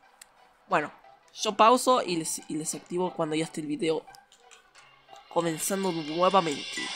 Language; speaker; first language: Spanish; native; Spanish